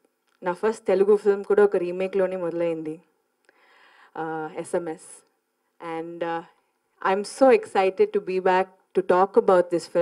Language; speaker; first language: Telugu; non-native, fluent; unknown